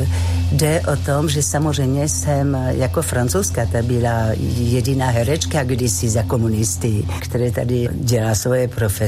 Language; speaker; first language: Czech; non-native, fluent; French